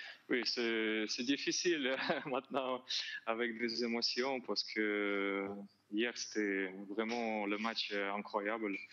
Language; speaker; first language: French; non-native, learner; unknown